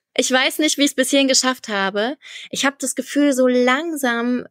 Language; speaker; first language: German; native; German